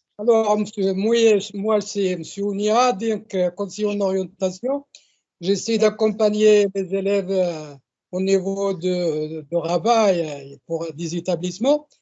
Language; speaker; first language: French; non-native, local second language; Arabic